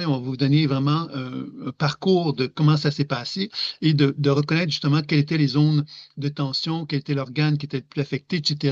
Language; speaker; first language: French; native; French